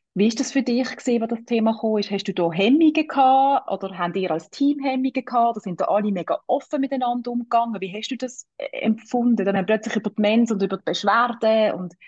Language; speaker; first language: German; native; German